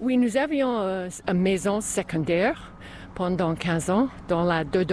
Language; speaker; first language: French; non-native, local second language; English